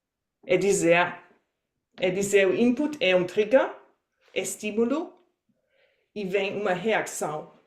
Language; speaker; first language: Portuguese; non-native, fluent; German